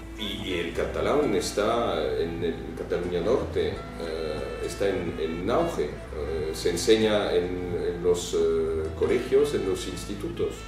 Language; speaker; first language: Spanish; non-native, fluent; French